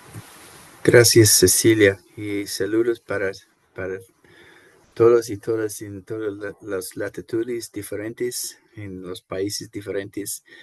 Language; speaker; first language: Spanish; non-native, fluent; Portuguese